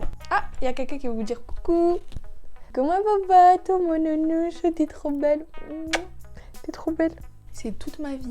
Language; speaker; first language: French; native; French